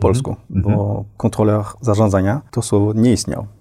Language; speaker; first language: Polish; non-native, fluent; French